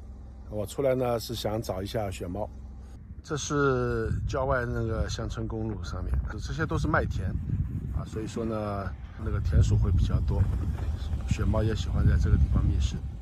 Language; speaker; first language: Chinese; native; Chinese